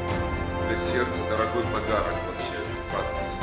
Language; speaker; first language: Russian; native; Russian